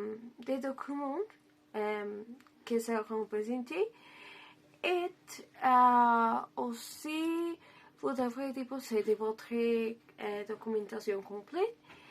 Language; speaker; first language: French; non-native, learner; Spanish